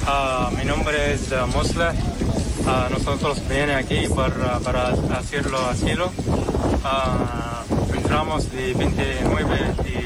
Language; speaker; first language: Spanish; non-native, learner; Arabic